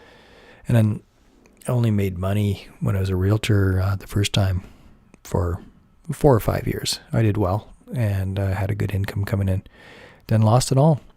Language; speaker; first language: English; native; English